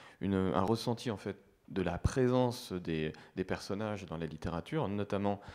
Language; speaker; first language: French; native; French